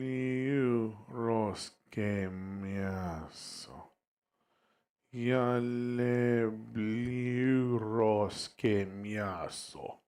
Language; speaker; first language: Russian; non-native, learner; English